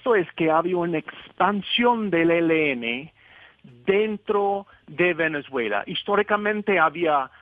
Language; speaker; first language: Spanish; non-native, fluent; English